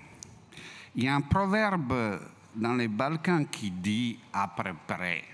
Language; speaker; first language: French; non-native, fluent; Croatian